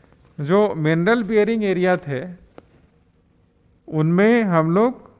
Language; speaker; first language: Hindi; native; Hindi